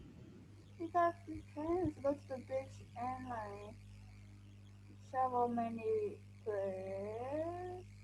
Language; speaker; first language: English; non-native, learner; Vietnamese